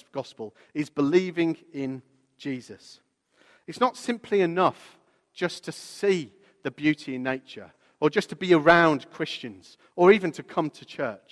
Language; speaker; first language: English; native; English